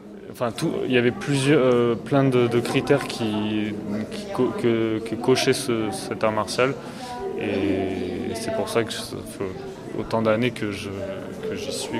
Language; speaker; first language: French; native; French